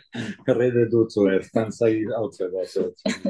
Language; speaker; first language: German; non-native, fluent; Italian